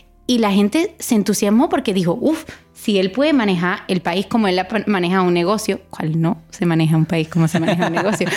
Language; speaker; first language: Spanish; early bilingual, heritage; Spanish